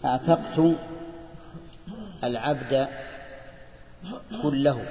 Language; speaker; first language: Arabic; native; Arabic